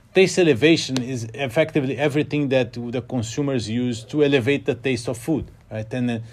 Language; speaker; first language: English; non-native, fluent; Portuguese